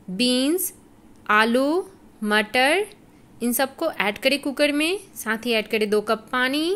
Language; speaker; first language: Hindi; native; Hindi